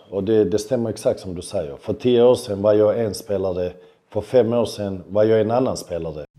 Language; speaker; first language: Swedish; early bilingual, other home language; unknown